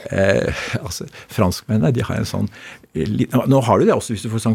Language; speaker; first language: Norwegian; native; Norwegian